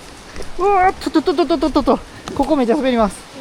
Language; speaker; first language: Japanese; native; Japanese